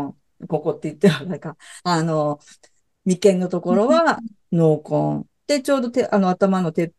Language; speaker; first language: Japanese; native; Japanese